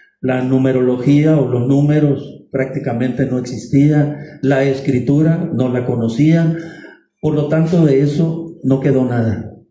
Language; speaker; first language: Spanish; native; Spanish